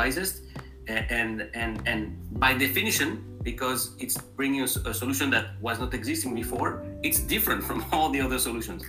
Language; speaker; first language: English; non-native, fluent; French